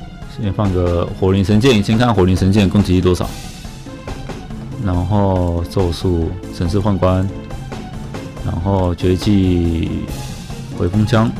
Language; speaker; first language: Chinese; native; Chinese